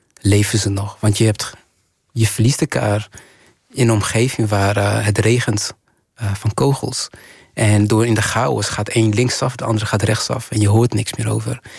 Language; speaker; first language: Dutch; early bilingual, other home language; Kinyarwanda